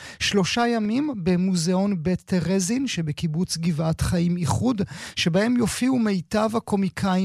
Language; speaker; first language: Hebrew; native; Hebrew